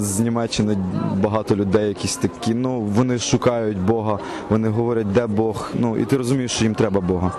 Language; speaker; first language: Ukrainian; native; Ukrainian